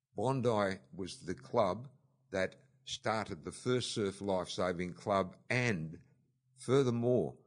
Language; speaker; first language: English; native; English